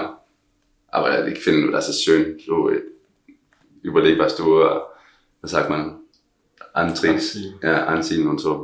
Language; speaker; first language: German; non-native, learner; Danish